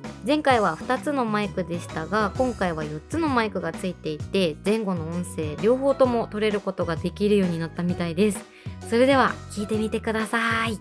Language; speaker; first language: Japanese; native; Japanese